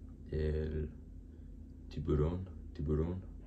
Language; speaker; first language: Spanish; non-native, learner; English